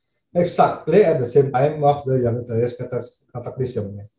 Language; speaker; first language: English; non-native, fluent; Indonesian